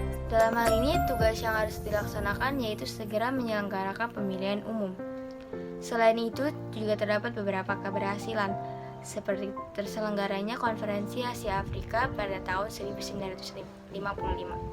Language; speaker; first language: Indonesian; native; Indonesian